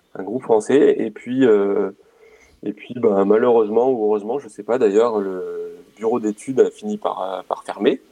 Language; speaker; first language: French; native; French